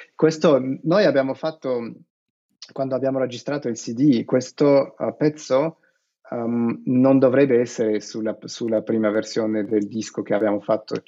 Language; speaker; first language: Italian; non-native, learner; Russian